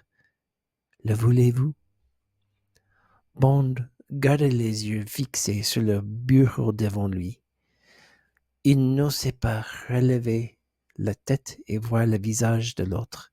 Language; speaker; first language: French; non-native, learner; English